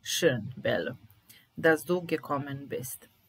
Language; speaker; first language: German; non-native, fluent; Italian